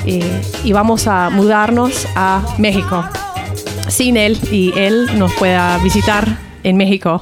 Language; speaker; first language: Spanish; non-native, learner; English